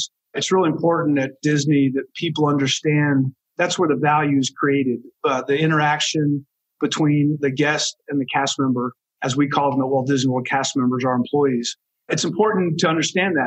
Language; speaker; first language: English; native; English